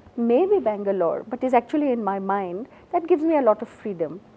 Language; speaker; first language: English; non-native, local second language; Assamese